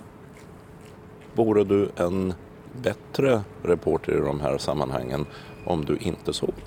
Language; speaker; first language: Swedish; native; Swedish